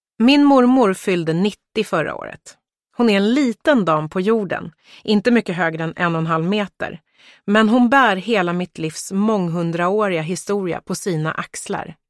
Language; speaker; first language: Swedish; early bilingual, other home language; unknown